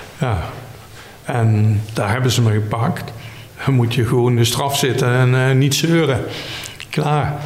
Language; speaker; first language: Dutch; native; Dutch